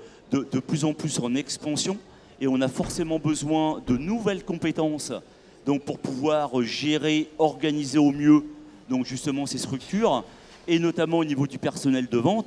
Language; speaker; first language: French; native; French